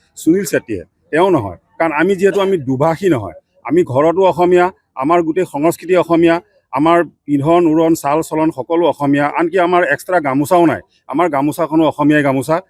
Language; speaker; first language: Assamese; native; Assamese